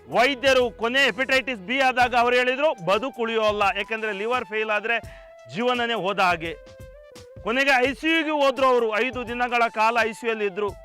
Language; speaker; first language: Kannada; native; Kannada